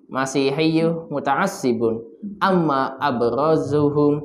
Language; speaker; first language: Arabic; non-native, learner; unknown